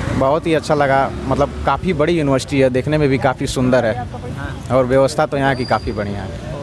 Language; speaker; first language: Hindi; native; Hindi